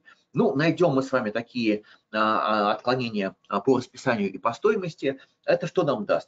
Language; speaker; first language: Russian; native; Russian